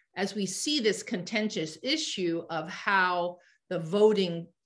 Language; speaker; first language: English; native; English